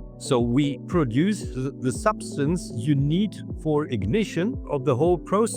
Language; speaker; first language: English; non-native, fluent; German